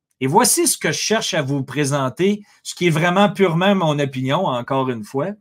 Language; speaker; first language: French; native; French